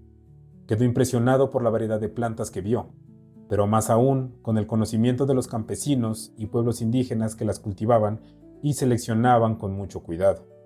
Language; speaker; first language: Spanish; native; Spanish